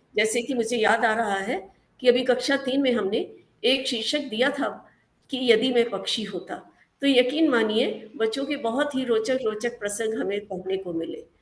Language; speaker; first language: Hindi; native; Hindi